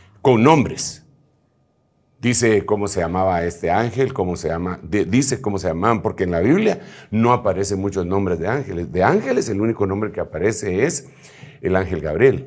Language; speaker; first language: Spanish; native; Spanish